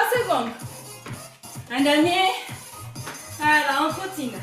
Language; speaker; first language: French; native; French